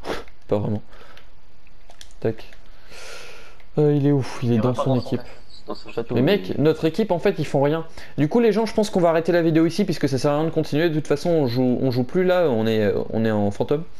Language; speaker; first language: French; native; French